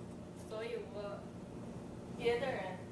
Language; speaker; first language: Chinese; non-native, learner; English